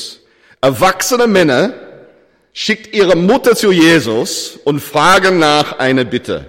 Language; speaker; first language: German; non-native, fluent; English